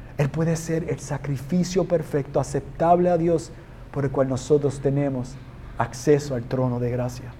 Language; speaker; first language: Spanish; non-native, fluent; English